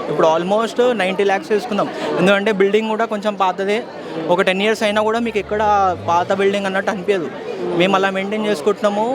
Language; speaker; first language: Telugu; native; Telugu